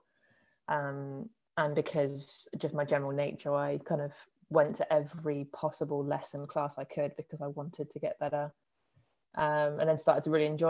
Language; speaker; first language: English; native; English